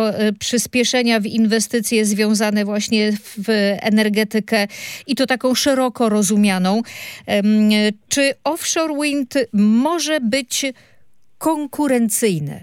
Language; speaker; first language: Polish; native; Polish